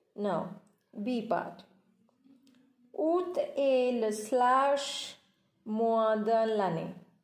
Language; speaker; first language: French; non-native, learner; Punjabi